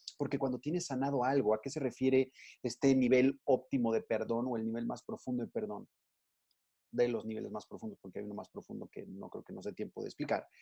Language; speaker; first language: Spanish; native; Spanish